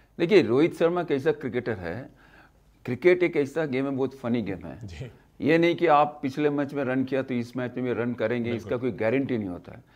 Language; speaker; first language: Hindi; native; Hindi